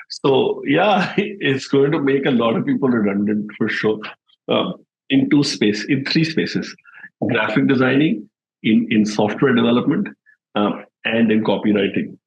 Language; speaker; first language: English; non-native, local second language; Hindi